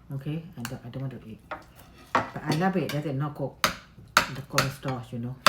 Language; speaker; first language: English; non-native, learner; Burmese